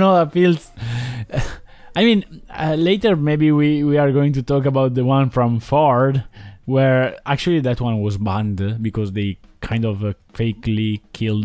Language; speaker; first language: English; non-native, fluent; Italian